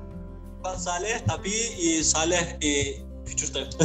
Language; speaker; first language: Indonesian; non-native, learner; Turkish